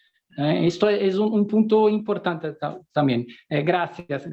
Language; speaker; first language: Spanish; non-native, fluent; Portuguese